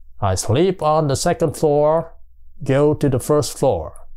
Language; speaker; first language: English; non-native, fluent; Vietnamese